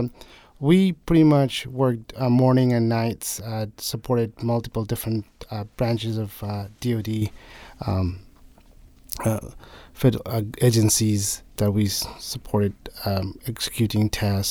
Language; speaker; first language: English; non-native, local second language; Nepali